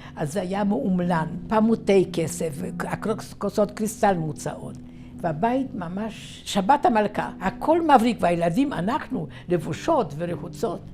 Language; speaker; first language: Hebrew; non-native, fluent; Yiddish